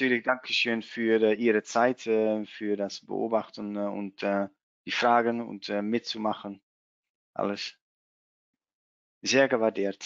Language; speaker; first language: German; non-native, learner; Dutch